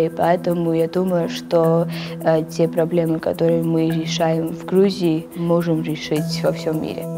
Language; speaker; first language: Russian; non-native, local second language; Georgian